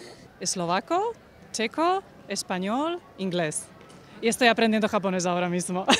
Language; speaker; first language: Spanish; non-native, fluent; Slovak